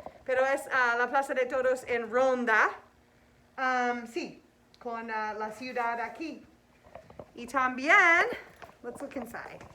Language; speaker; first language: Spanish; non-native, fluent; English